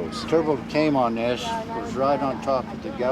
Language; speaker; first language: English; native; English